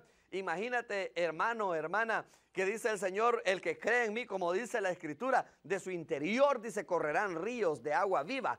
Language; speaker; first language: Spanish; native; Spanish